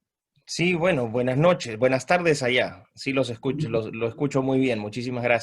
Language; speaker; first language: Spanish; early bilingual, other home language; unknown